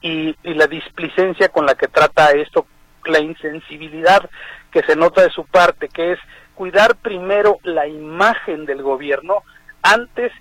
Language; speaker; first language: Spanish; native; Spanish